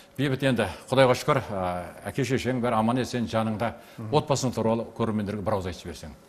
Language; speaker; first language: Kazakh; native; Kazakh